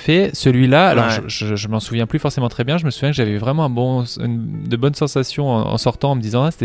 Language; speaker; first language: French; native; French